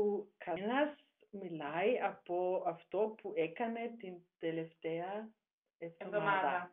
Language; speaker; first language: Greek; non-native, learner; German